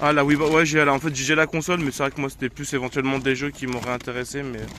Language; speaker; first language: French; native; French